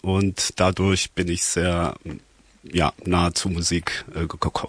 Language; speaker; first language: German; non-native, fluent; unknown